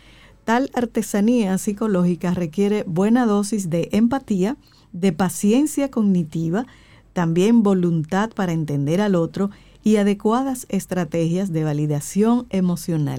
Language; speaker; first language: Spanish; native; Spanish